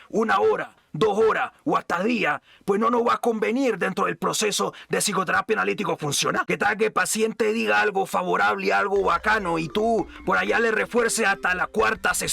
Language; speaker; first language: Spanish; native; Spanish